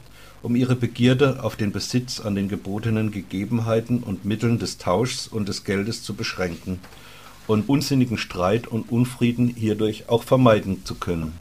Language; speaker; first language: German; native; German